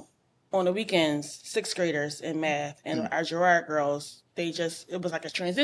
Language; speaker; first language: English; native; English